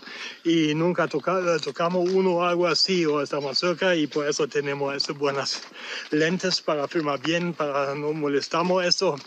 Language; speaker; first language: Spanish; non-native, learner; German